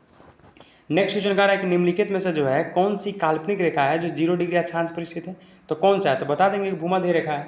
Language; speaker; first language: Hindi; native; Hindi